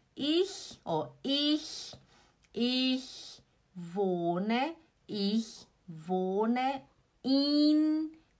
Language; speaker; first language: German; non-native, fluent; Portuguese